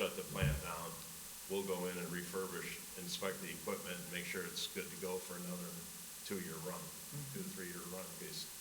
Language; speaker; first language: English; native; English